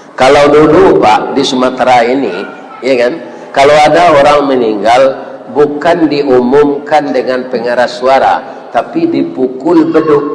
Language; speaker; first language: Malay; non-native, local second language; Minangkabau